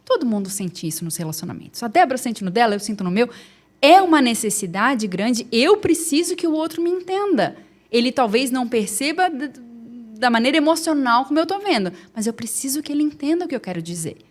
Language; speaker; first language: Portuguese; native; Portuguese